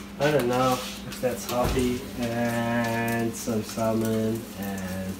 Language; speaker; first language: English; non-native, fluent; German